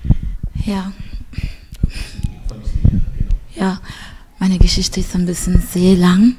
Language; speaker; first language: German; non-native, fluent; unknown